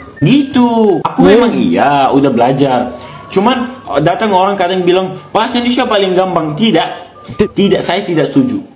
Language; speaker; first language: Indonesian; non-native, fluent; Arabic